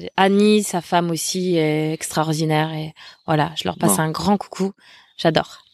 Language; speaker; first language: French; native; French